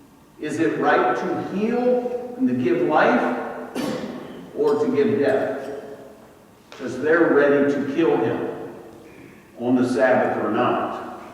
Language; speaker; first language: English; native; English